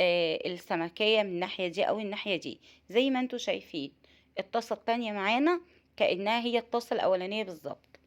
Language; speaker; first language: Arabic; native; Arabic